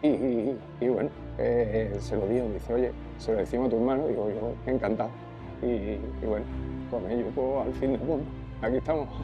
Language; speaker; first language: Spanish; native; Spanish